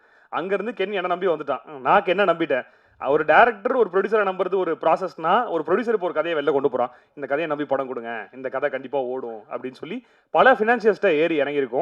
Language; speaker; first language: Tamil; native; Tamil